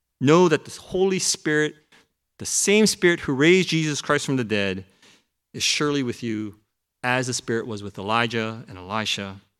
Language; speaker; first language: English; early bilingual, other home language; Korean